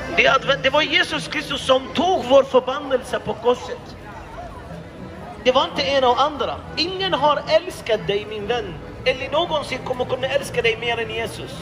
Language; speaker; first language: Swedish; non-native, fluent; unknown